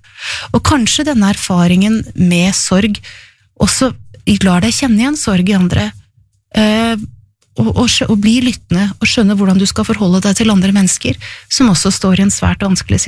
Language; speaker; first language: Norwegian; native; Norwegian